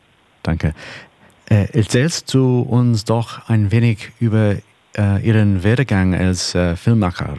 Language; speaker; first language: German; non-native, learner; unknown